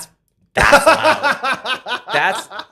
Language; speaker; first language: English; native; English